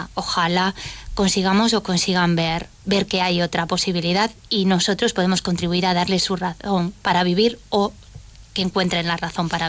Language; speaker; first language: Spanish; native; Spanish